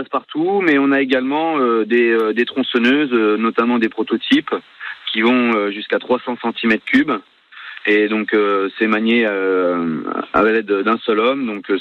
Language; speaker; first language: French; native; French